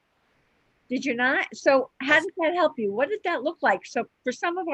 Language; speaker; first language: English; native; English